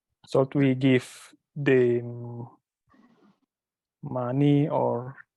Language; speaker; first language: English; non-native, learner; Indonesian